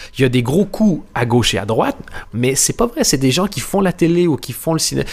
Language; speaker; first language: French; native; French